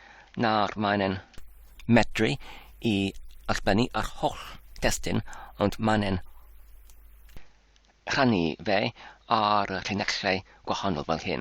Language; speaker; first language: Welsh; non-native, learner; English